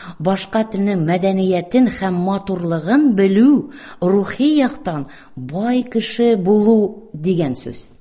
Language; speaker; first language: Tatar; non-native, local second language; Russian